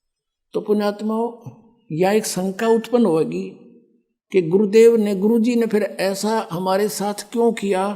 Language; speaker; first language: Hindi; native; Hindi